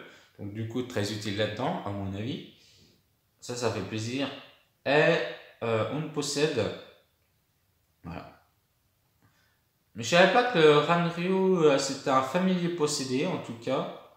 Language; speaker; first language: French; native; French